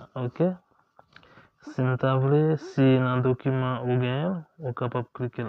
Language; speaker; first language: French; non-native, learner; Haitian Creole